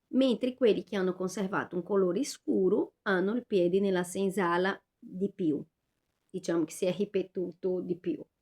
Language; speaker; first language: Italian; non-native, fluent; Portuguese